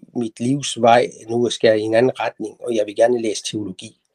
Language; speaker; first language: Danish; non-native, fluent; Persian